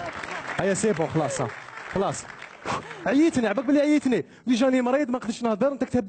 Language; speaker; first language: Arabic; native; Arabic